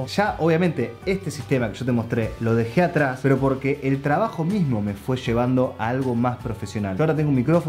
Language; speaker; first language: Spanish; native; Spanish